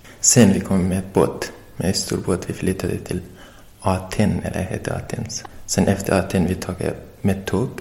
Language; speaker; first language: Swedish; non-native, learner; Persian